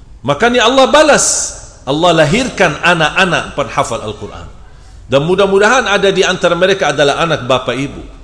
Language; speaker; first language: Indonesian; non-native, fluent; Arabic